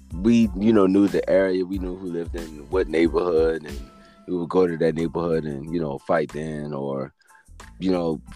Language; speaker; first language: English; native; English